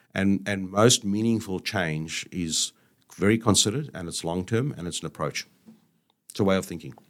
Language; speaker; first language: English; native; English